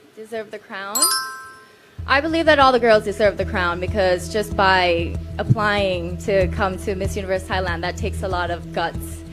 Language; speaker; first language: English; non-native, fluent; Thai